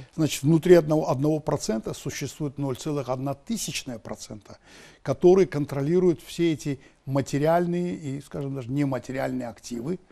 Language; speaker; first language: Russian; non-native, local second language; Azerbaijani